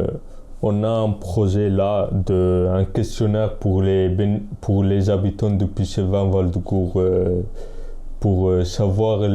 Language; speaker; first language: French; non-native, fluent; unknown